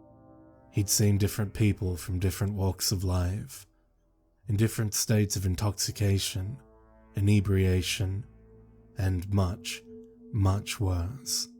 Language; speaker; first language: English; native; English